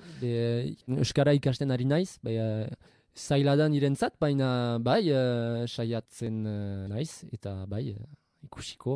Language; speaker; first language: Basque; non-native, local second language; French